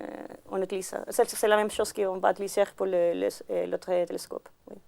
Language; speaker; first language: French; non-native, learner; Spanish